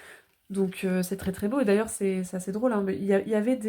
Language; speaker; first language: French; native; French